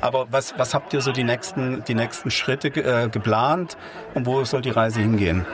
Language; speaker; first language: German; native; German